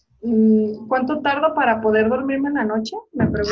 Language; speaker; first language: Spanish; native; Spanish